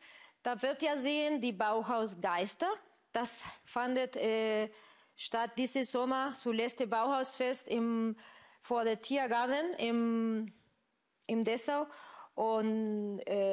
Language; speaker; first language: German; non-native, fluent; Spanish